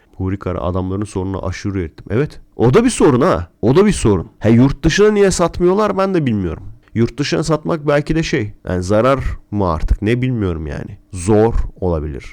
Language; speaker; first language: Turkish; native; Turkish